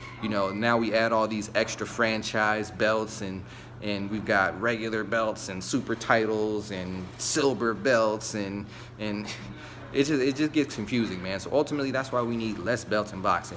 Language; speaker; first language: English; native; English